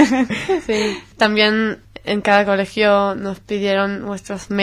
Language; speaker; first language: Spanish; non-native, learner; Hebrew